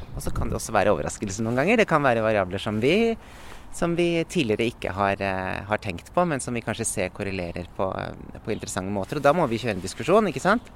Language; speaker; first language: Norwegian; native; Norwegian